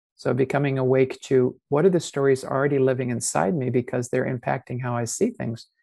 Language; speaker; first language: English; native; English